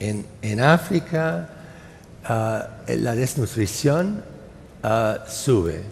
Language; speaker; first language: Spanish; non-native, fluent; English